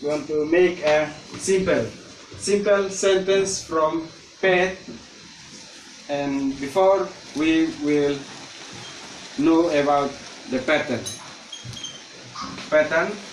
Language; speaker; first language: English; non-native, learner; Indonesian